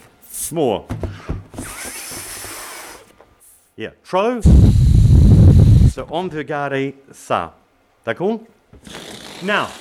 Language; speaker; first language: French; non-native, learner; English